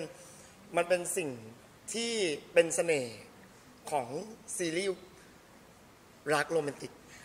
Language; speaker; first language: Thai; native; Thai